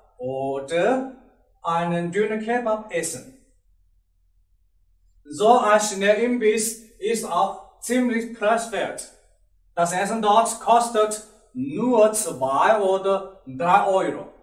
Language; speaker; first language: German; non-native, learner; Chinese